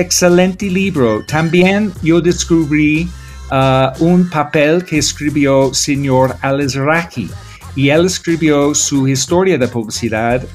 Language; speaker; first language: Spanish; non-native, learner; English